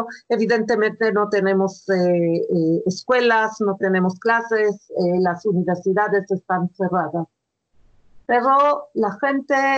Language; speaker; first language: Spanish; non-native, fluent; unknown